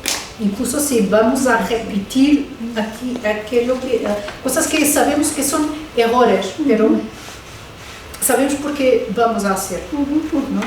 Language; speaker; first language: Spanish; non-native, fluent; Portuguese